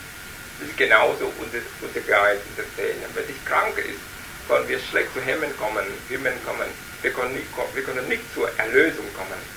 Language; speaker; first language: German; non-native, learner; Vietnamese